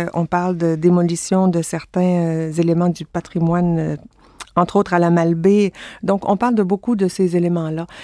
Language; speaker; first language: French; native; French